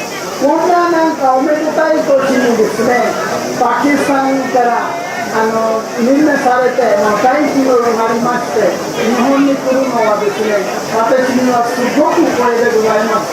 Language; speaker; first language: Japanese; non-native, fluent; Urdu